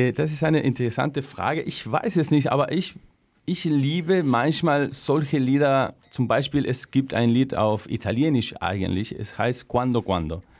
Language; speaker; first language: German; non-native, fluent; Spanish